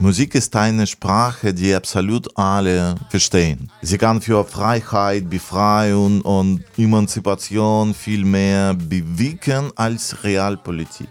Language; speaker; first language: German; non-native, fluent; Russian